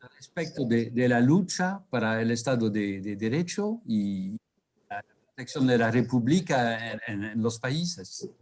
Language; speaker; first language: Spanish; non-native, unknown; French